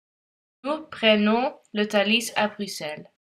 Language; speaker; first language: French; non-native, learner; Dutch